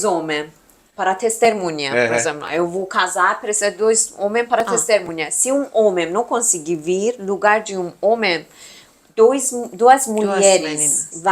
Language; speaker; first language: Portuguese; non-native, learner; Persian